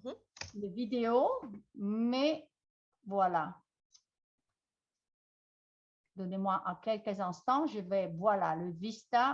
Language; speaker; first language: French; non-native, fluent; Italian